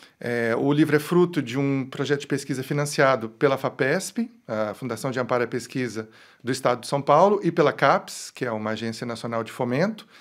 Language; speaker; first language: Portuguese; native; Portuguese